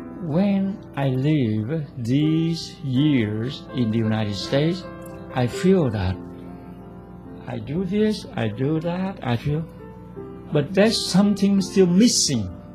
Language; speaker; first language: English; non-native, fluent; Vietnamese